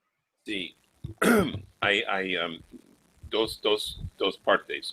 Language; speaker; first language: Spanish; non-native, fluent; English